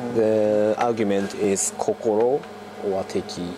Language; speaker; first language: English; non-native, learner; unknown